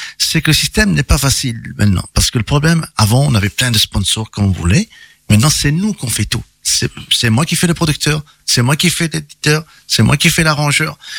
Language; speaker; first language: French; early bilingual, other home language; Italian